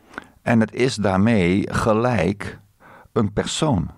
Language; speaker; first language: Dutch; native; Dutch